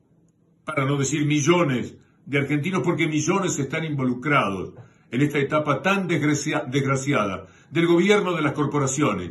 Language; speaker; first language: Spanish; native; Spanish